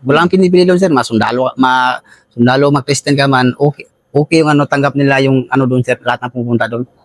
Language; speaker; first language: Filipino; non-native, local second language; Maguindanaon